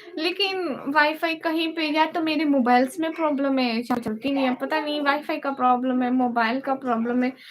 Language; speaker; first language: Urdu; non-native, local second language; Punjabi